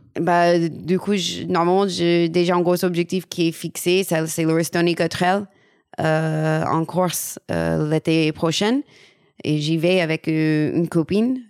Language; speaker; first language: French; non-native, fluent; English